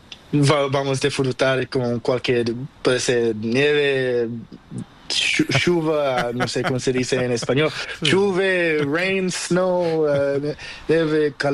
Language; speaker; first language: Spanish; non-native, learner; Portuguese